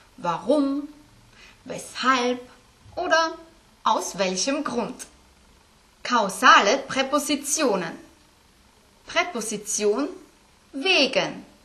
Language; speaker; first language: German; native; German